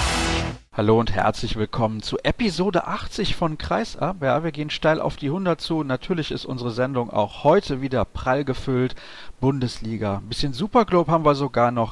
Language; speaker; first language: German; native; German